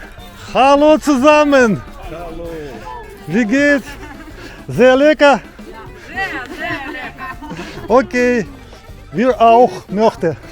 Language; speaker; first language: German; non-native, learner; Russian